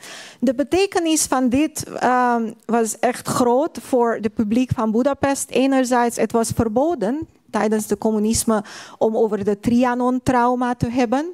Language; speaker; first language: Dutch; non-native, fluent; Hungarian